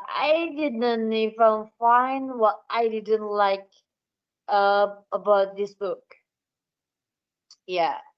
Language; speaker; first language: English; non-native, learner; Indonesian